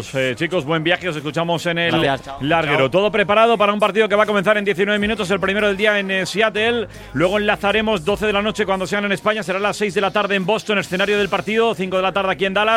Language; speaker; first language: Spanish; native; Spanish